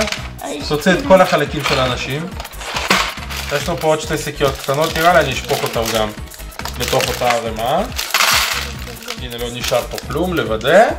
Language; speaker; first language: Hebrew; native; Hebrew